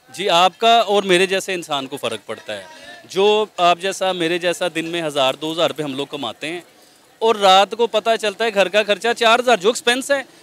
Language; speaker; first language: Urdu; non-native, local second language; Punjabi